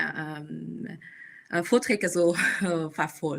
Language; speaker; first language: German; non-native, fluent; Persian